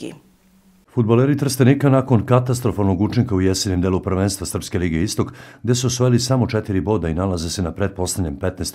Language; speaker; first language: Serbian; native; Serbian